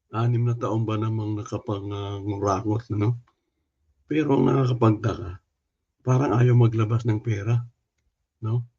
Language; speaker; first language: Filipino; non-native, local second language; Cebuano